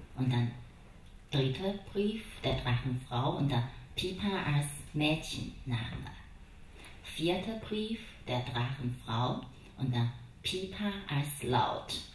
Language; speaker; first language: German; non-native, fluent; Chinese